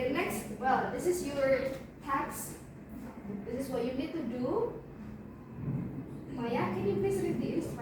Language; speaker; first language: English; non-native, learner; Indonesian